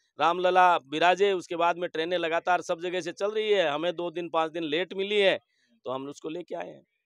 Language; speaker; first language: Hindi; native; Hindi